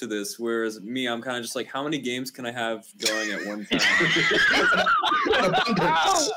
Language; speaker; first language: English; native; English